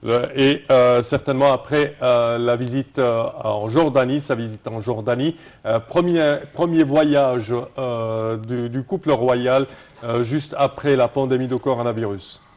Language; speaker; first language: French; non-native, fluent; Arabic